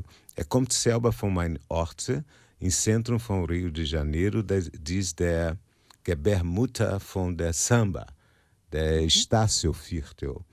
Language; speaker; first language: German; non-native, learner; Portuguese